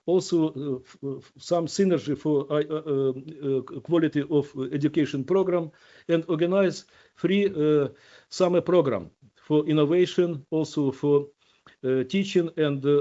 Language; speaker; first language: English; non-native, learner; Ukrainian